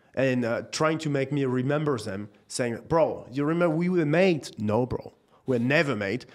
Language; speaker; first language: English; non-native, fluent; French